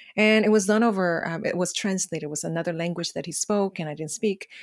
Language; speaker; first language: English; non-native, fluent; Korean